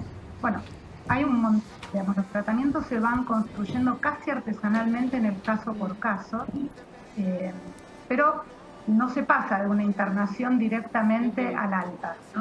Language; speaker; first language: Spanish; native; Spanish